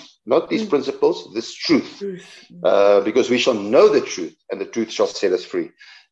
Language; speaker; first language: English; non-native, local second language; Afrikaans